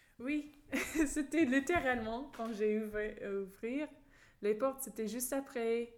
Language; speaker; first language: French; non-native, fluent; English